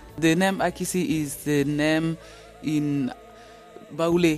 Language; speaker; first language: English; non-native, learner; French